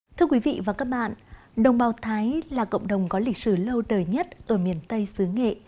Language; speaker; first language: Vietnamese; native; Vietnamese